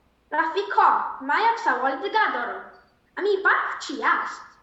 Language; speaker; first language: Persian; early bilingual, heritage; Persian